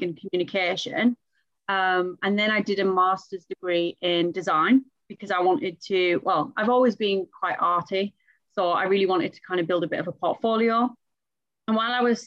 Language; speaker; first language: English; native; English